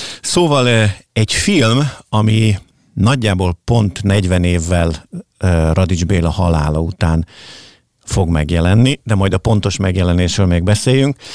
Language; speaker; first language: Hungarian; native; Hungarian